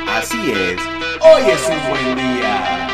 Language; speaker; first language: Spanish; native; Spanish